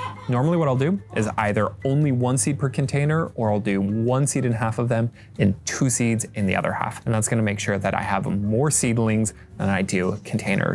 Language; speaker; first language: English; native; English